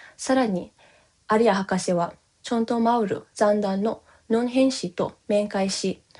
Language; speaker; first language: Japanese; non-native, fluent; Tibetan